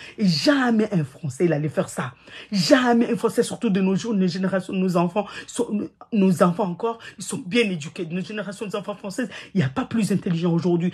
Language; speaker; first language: French; non-native, local second language; Ngazidja Comorian